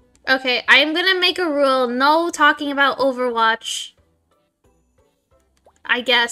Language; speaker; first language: English; native; English